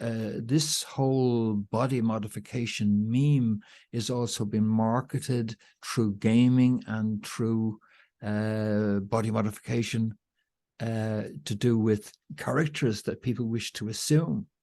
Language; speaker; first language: English; native; English